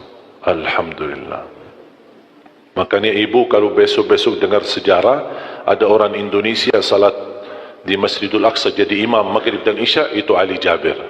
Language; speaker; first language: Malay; non-native, fluent; Arabic